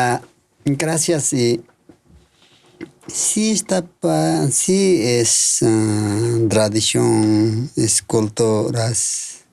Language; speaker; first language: Spanish; non-native, local second language; Quechua